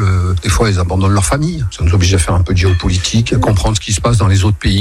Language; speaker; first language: French; native; French